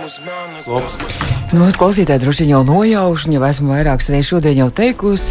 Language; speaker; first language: Latvian; native; Latvian